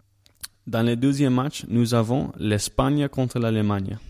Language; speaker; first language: French; non-native, learner; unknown